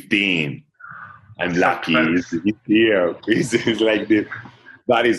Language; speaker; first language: English; non-native, fluent; Italian